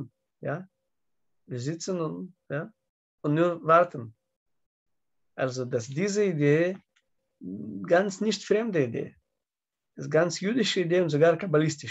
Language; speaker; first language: German; non-native, learner; Russian